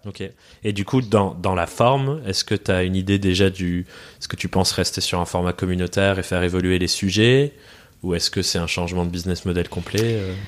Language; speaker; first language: French; early bilingual, other home language; English